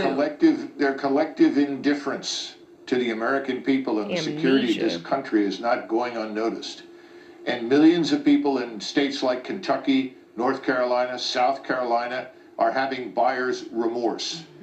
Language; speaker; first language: English; native; English